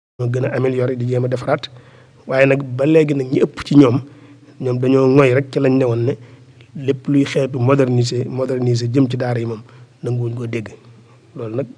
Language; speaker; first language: Wolof; native; Wolof